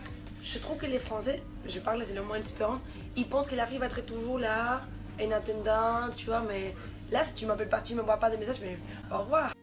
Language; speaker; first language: French; non-native, fluent; Spanish